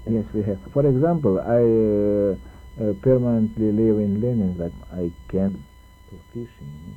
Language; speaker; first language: English; non-native, learner; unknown